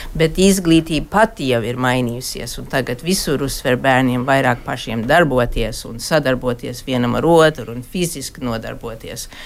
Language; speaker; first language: Latvian; early bilingual, heritage; Latvian